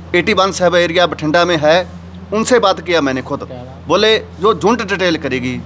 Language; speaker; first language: Hindi; native; Hindi